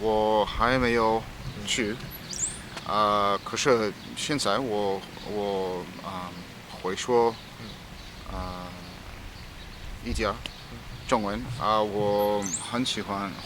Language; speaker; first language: Chinese; non-native, learner; English